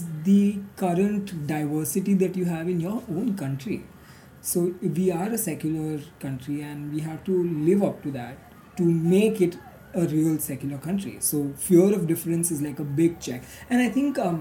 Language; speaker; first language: English; non-native, local second language; Marathi